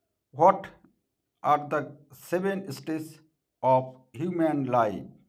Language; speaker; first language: English; non-native, local second language; Bangla